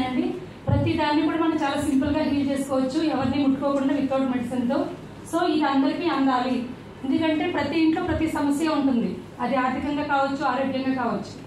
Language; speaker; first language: Telugu; native; Telugu